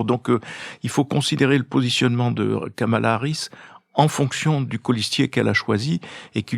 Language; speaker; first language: French; native; French